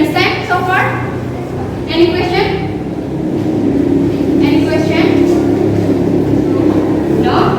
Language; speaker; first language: English; non-native, learner; Indonesian